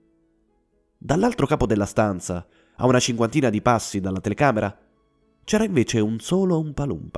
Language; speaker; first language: Italian; native; Italian